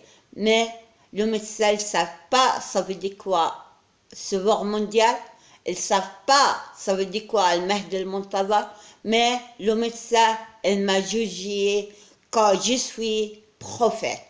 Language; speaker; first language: French; non-native, learner; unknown